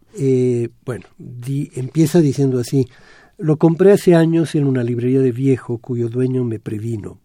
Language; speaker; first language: Spanish; non-native, fluent; Italian